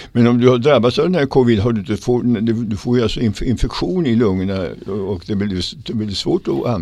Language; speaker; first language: Swedish; native; Swedish